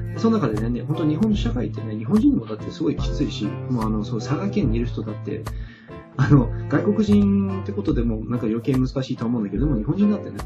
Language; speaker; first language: Japanese; non-native, fluent; English